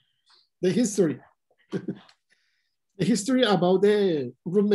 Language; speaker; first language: English; non-native, learner; Spanish